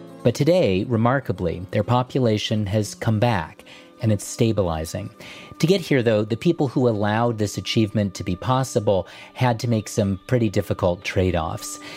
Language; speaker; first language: English; native; English